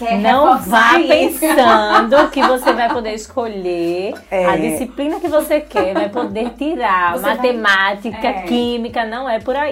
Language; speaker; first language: Portuguese; native; Portuguese